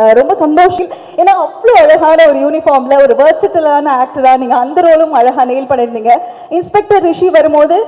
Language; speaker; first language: Tamil; native; Tamil